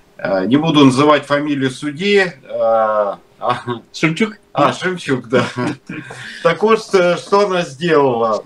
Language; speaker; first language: Russian; native; Russian